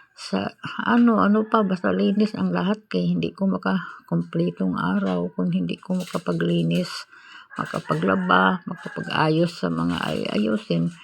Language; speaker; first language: Filipino; non-native, local second language; Cebuano